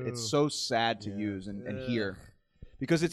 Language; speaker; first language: English; native; English